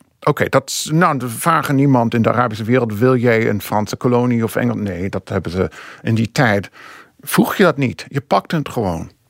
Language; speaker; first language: Dutch; non-native, fluent; English